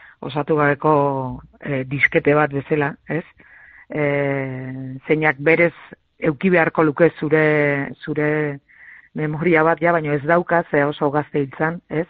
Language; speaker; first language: Basque; native; Basque